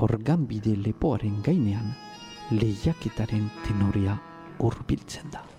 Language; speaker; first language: Basque; native; Basque